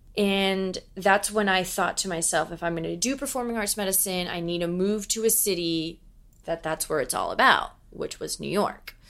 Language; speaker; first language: English; native; English